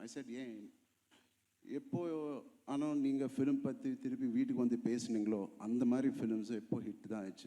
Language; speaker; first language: Tamil; non-native, local second language; Telugu